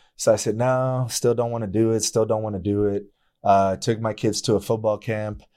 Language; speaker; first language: English; native; English